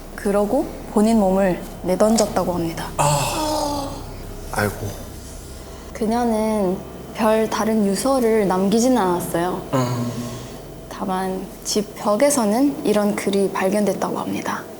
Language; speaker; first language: Korean; non-native, fluent; Chinese